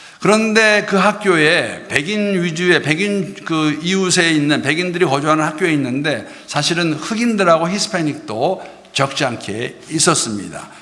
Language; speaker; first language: Korean; native; Korean